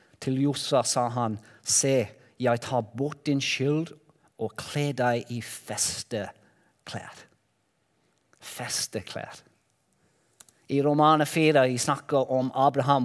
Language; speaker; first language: Norwegian; non-native, learner; Welsh